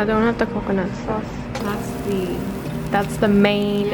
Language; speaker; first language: English; non-native, fluent; Mongolian